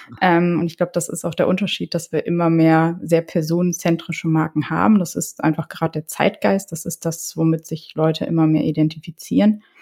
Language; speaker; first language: German; early bilingual, other home language; Polish